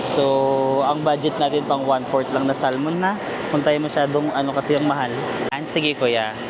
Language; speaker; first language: Filipino; native; Filipino